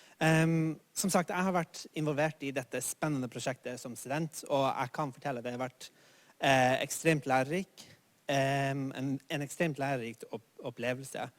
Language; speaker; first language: Norwegian; non-native, fluent; English